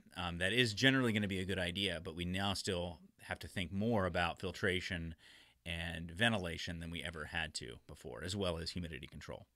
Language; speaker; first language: English; native; English